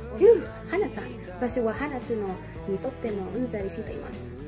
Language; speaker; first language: Japanese; non-native, learner; Indonesian